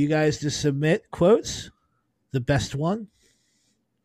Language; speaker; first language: English; native; English